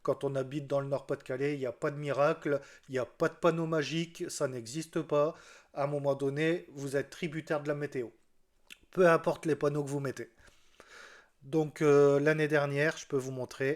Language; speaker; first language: French; native; French